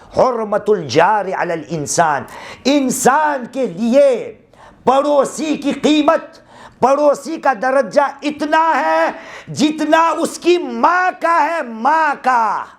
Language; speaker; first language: Urdu; non-native, local second language; Gujarati